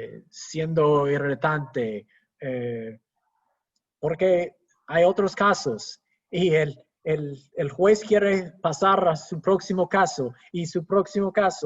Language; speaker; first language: Spanish; non-native, fluent; English